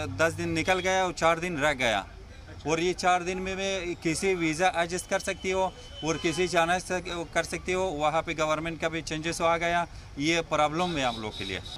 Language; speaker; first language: Hindi; non-native, learner; Persian